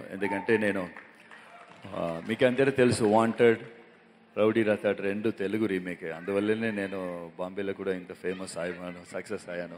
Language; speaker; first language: Telugu; non-native, local second language; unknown